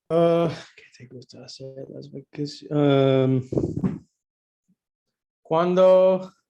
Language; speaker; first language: Spanish; non-native, learner; English